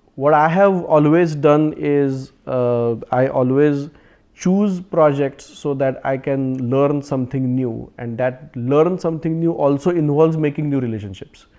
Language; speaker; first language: English; non-native, local second language; Marathi